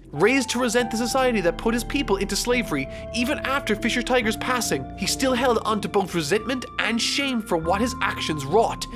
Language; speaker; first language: English; native; English